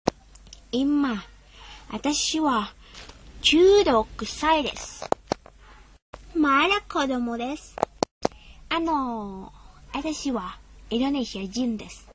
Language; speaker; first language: Japanese; non-native, learner; Indonesian